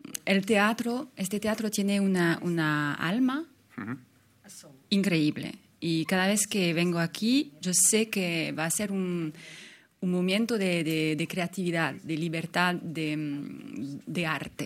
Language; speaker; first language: Spanish; non-native, fluent; French